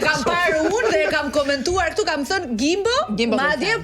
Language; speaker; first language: Albanian; native; Albanian